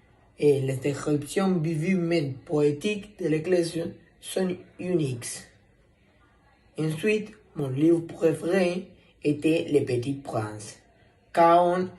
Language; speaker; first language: French; non-native, learner; Spanish